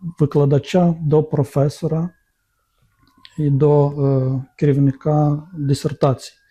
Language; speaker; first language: Ukrainian; non-native, local second language; Romanian